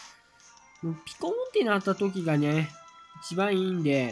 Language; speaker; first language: Japanese; native; Japanese